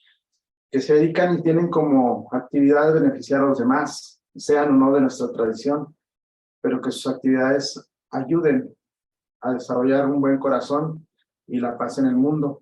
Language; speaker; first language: Spanish; native; Spanish